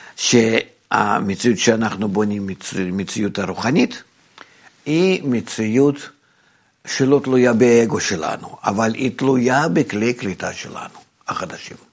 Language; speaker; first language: Hebrew; non-native, fluent; Russian